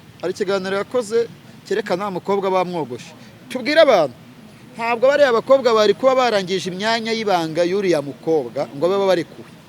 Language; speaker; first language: Kinyarwanda; native; Kinyarwanda